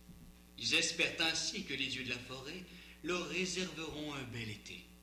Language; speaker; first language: French; native; French